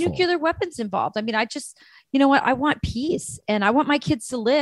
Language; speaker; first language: English; native; English